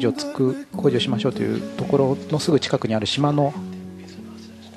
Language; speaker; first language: Japanese; native; Japanese